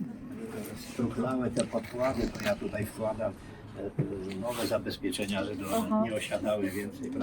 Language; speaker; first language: Polish; native; Polish